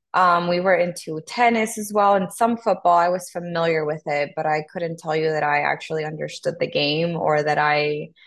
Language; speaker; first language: English; non-native, fluent; Spanish